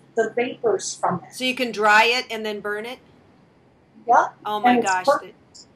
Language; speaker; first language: English; native; English